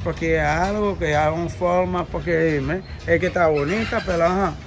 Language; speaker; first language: Spanish; non-native, learner; English